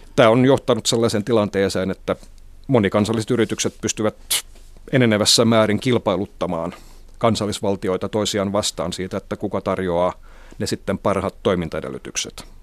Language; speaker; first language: Finnish; non-native, local second language; Swedish